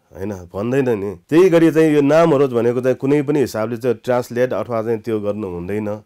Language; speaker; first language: Nepali; non-native, local second language; Newari